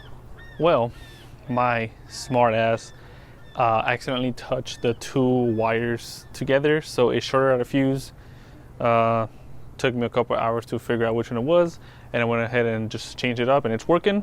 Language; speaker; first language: English; native; English